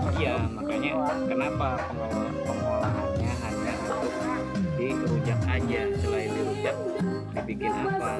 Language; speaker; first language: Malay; non-native, local second language; Sundanese